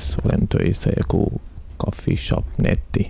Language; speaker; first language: Finnish; non-native, learner; Arabic